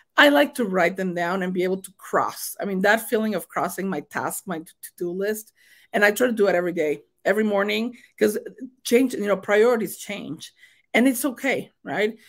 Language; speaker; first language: English; non-native, fluent; Spanish